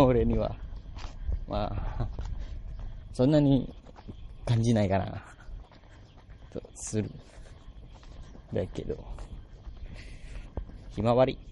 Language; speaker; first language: Japanese; non-native, learner; Malay